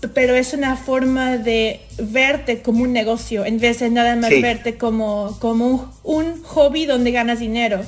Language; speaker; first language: Spanish; early bilingual, other home language; English